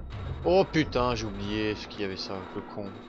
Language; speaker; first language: French; native; French